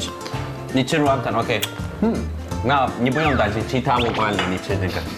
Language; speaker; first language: Chinese; non-native, fluent; Turkish